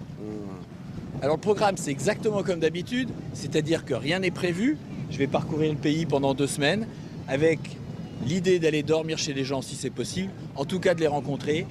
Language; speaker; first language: French; native; French